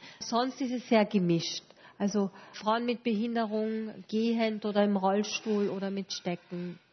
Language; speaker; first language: German; native; German